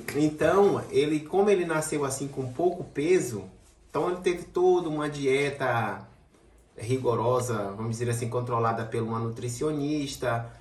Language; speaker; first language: Portuguese; native; Portuguese